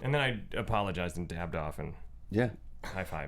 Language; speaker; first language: English; native; English